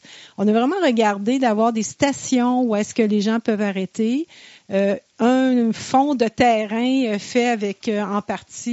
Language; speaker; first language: French; native; French